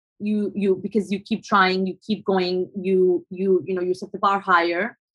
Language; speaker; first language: English; non-native, fluent; Spanish